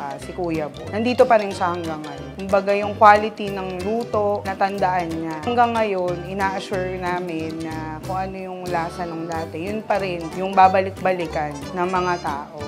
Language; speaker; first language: Filipino; native; Filipino